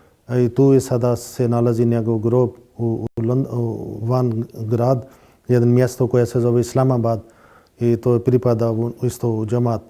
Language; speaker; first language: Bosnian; non-native, learner; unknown